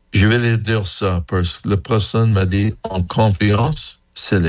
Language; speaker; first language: French; non-native, learner; English